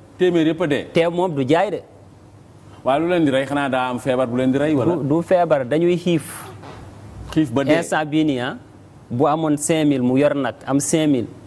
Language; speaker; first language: Wolof; native; Wolof